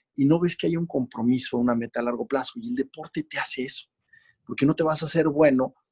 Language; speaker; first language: Spanish; native; Spanish